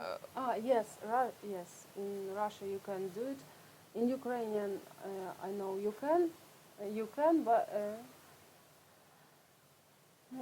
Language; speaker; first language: English; non-native, learner; Russian